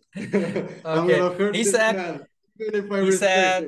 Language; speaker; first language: English; non-native, fluent; Macedonian